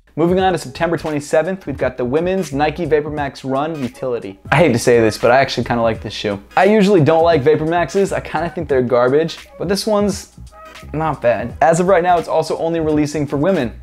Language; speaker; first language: English; native; English